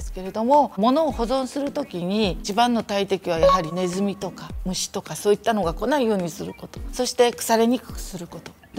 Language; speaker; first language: Japanese; native; Japanese